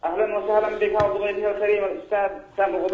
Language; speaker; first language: Arabic; native; Arabic